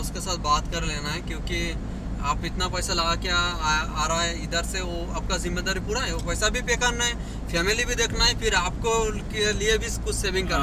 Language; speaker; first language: Hindi; non-native, fluent; Bangla